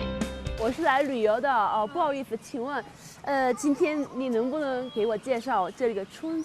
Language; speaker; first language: Chinese; non-native, learner; Korean